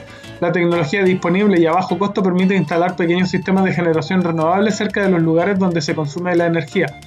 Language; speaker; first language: Spanish; native; Spanish